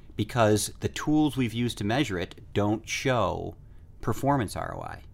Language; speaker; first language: English; native; English